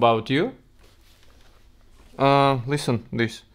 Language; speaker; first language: English; non-native, learner; Russian